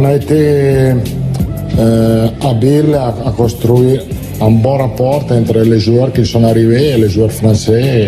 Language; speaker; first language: French; non-native, learner; Italian